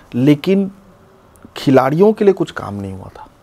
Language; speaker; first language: Hindi; native; Hindi